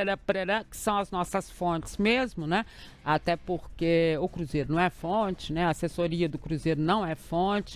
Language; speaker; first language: Portuguese; native; Portuguese